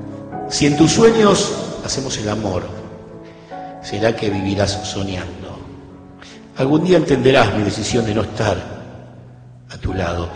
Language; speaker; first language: Spanish; native; Spanish